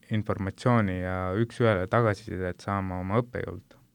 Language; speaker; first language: Estonian; early bilingual, other home language; Hindi